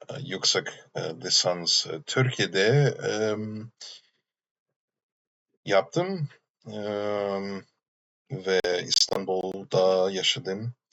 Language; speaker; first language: Turkish; non-native, learner; English